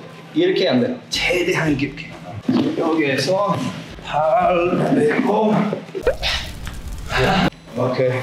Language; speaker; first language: Korean; non-native, learner; English